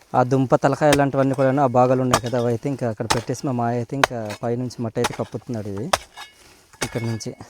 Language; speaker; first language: Telugu; non-native, local second language; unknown